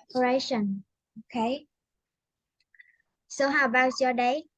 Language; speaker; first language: English; non-native, fluent; Vietnamese